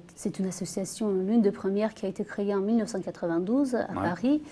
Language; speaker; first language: French; non-native, fluent; Azerbaijani